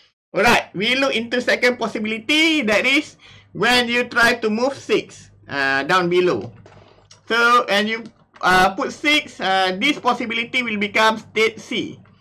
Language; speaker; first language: English; non-native, local second language; Malay